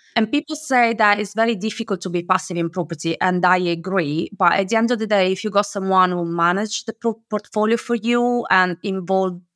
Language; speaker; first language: English; non-native, fluent; Italian